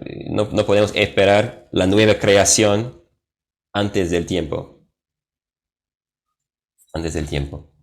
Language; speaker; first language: Spanish; non-native, fluent; English